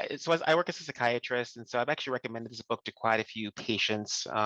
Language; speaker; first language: English; native; English